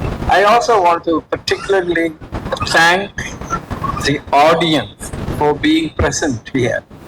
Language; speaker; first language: English; non-native, local second language; Malayalam